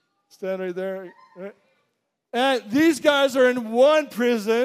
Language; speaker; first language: English; native; English